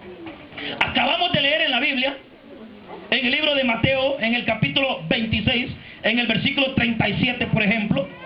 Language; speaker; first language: Spanish; native; Spanish